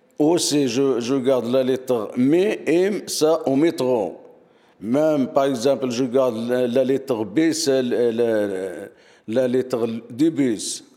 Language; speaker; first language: French; non-native, learner; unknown